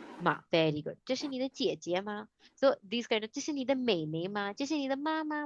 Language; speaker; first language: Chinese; non-native, fluent; Hindi